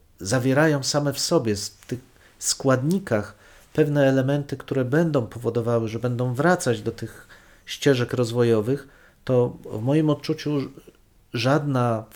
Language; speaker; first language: Polish; native; Polish